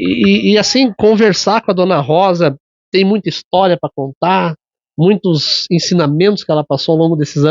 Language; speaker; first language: Portuguese; native; Portuguese